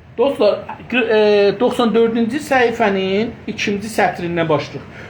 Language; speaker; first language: Azerbaijani; native; Azerbaijani